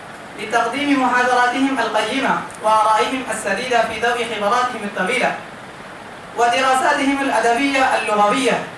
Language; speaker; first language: Arabic; non-native, fluent; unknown